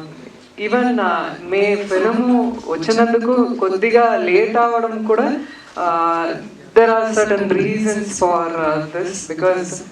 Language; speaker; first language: Telugu; non-native, learner; Tamil